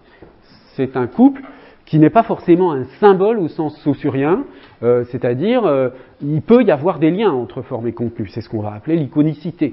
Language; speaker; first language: French; native; French